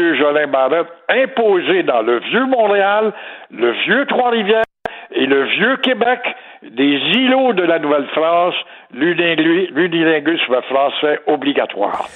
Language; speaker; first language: French; native; French